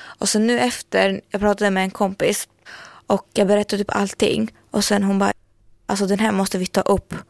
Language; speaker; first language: Swedish; non-native, learner; Albanian